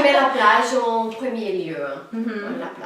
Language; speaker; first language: French; non-native, fluent; Portuguese